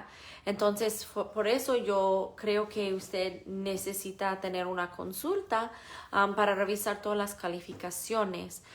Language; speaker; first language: Spanish; non-native, fluent; English